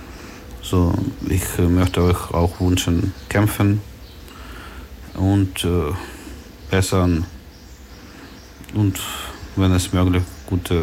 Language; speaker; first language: German; non-native, learner; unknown